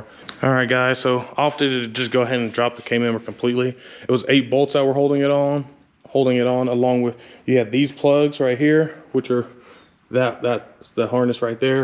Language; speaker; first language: English; native; English